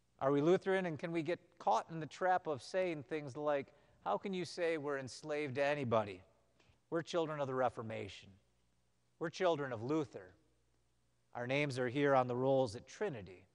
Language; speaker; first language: English; native; English